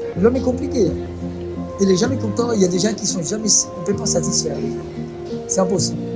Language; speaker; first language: French; non-native, fluent; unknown